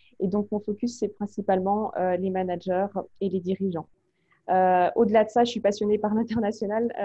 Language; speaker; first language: French; native; French